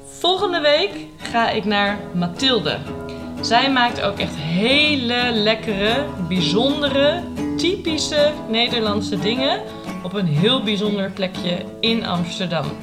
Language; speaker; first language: Dutch; native; Dutch